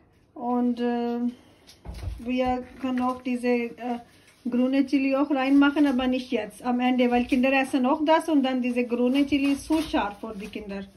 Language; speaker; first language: German; non-native, learner; Urdu